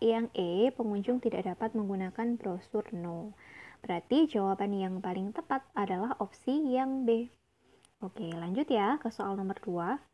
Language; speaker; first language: Indonesian; native; Indonesian